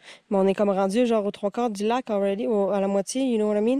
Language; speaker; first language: French; native; French